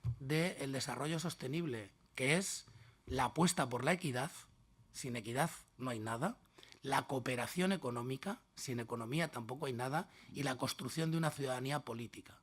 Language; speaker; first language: Spanish; native; Spanish